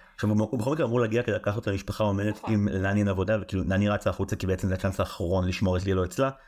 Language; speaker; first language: Hebrew; native; Hebrew